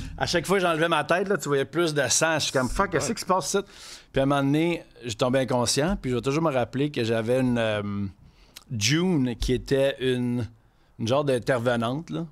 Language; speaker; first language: French; native; French